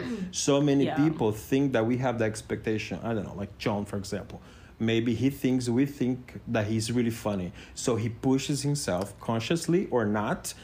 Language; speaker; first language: English; non-native, fluent; Portuguese